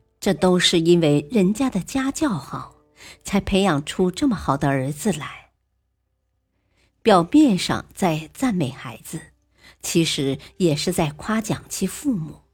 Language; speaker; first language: Chinese; native; Chinese